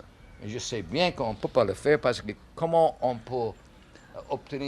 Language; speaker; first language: French; non-native, learner; English